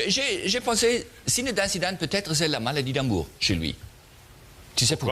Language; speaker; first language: French; non-native, learner; German